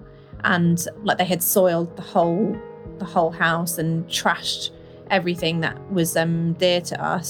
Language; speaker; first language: English; native; English